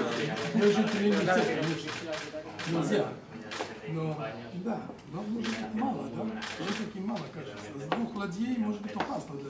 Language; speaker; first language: Russian; non-native, learner; Serbian